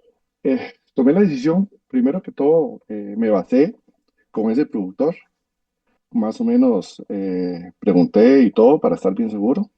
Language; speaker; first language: Spanish; native; Spanish